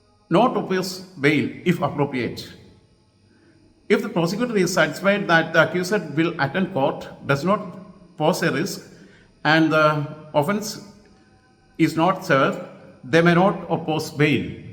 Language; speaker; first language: English; non-native, local second language; Malayalam